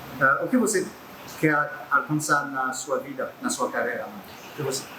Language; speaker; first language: Portuguese; non-native, learner; French